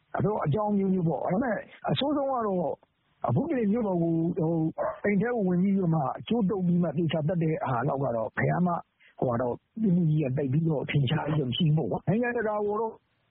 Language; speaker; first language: Burmese; native; Burmese